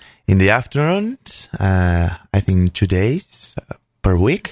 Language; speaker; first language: English; non-native, fluent; Catalan